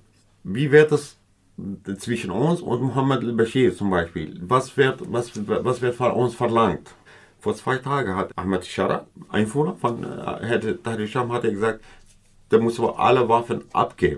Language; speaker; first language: German; non-native, learner; Kurdish